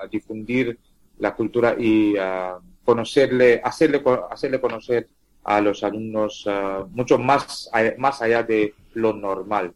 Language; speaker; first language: Spanish; non-native, fluent; Tamil